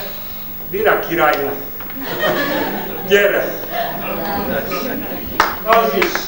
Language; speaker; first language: Hungarian; non-native, learner; Polish